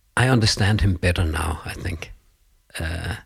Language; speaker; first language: English; non-native, fluent; Danish